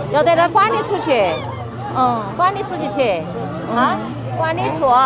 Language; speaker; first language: Chinese; native; Chinese